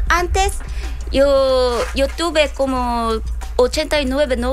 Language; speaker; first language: Spanish; non-native, learner; Korean